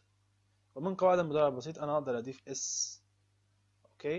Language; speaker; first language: Arabic; native; Arabic